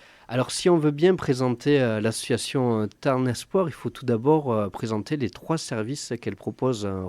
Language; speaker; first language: French; native; French